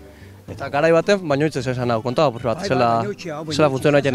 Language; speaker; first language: Basque; native; Basque